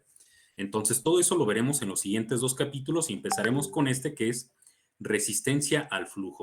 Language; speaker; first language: Spanish; native; Spanish